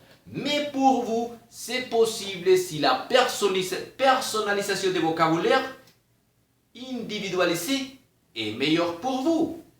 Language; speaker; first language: French; non-native, fluent; Spanish